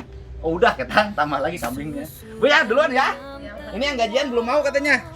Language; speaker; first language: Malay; non-native, local second language; Sundanese